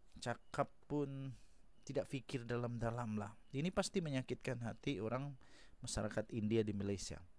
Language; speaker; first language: Malay; non-native, local second language; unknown